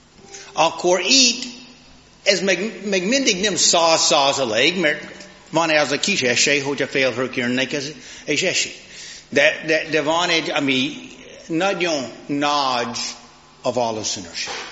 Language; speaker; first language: Hungarian; non-native, fluent; English